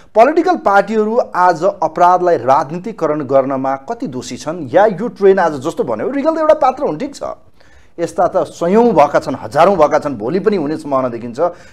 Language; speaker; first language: Nepali; native; Nepali